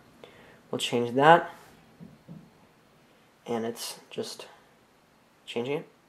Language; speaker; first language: English; native; English